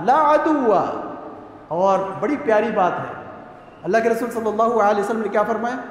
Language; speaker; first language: Urdu; native; Urdu